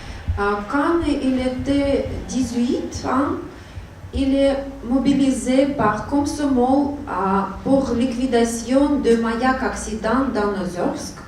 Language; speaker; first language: French; non-native, learner; Russian